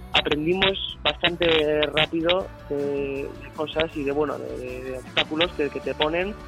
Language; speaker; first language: Spanish; non-native, local second language; Basque